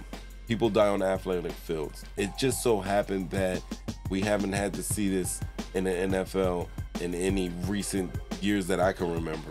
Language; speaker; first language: English; native; English